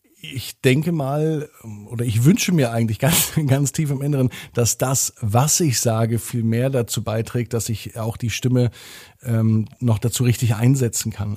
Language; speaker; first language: German; native; German